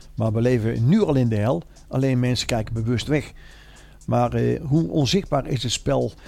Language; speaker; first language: Dutch; native; Dutch